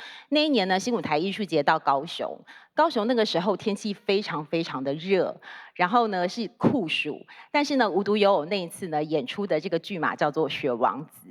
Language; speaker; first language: Chinese; native; Chinese